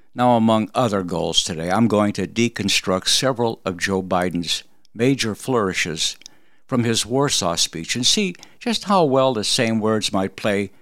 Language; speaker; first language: English; early bilingual, other home language; Polish